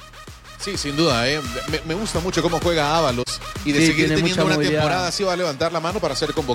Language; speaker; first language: Spanish; native; Spanish